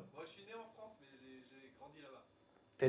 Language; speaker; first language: French; early bilingual, heritage; French